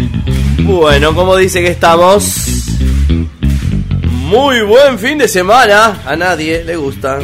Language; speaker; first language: Spanish; native; Spanish